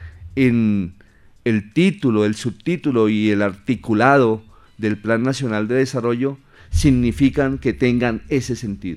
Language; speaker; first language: Spanish; native; Spanish